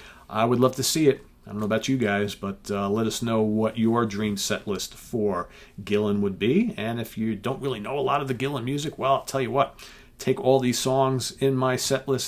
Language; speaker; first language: English; native; English